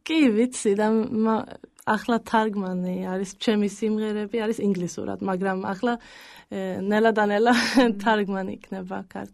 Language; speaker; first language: Georgian; early bilingual, heritage; Georgian